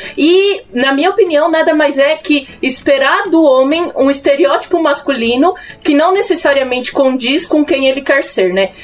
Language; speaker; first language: Portuguese; early bilingual, other home language; Spanish